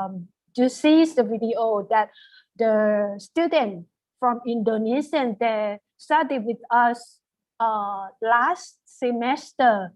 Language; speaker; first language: English; non-native, fluent; Thai